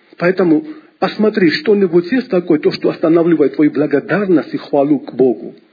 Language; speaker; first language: Russian; non-native, local second language; Georgian